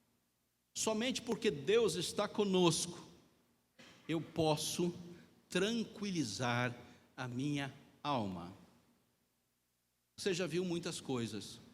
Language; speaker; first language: Portuguese; native; Portuguese